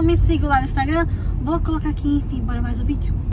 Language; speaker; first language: Portuguese; native; Portuguese